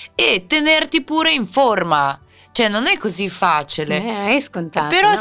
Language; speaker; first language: Italian; non-native, fluent; Russian